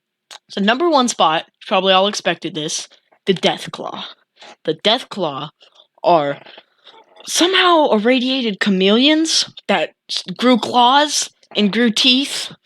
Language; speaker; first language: English; native; English